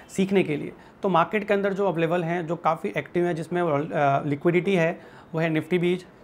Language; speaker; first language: Hindi; native; Hindi